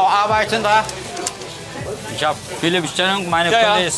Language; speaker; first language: German; non-native, learner; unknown